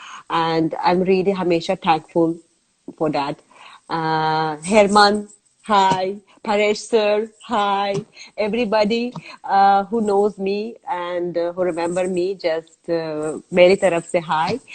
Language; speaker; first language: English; non-native, learner; Azerbaijani